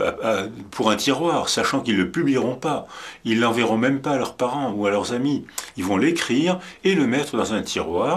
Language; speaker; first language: French; native; French